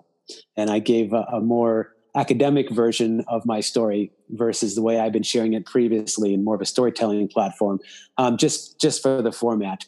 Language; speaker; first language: English; native; English